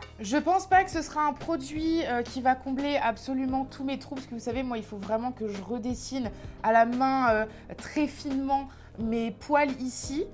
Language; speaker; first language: French; native; French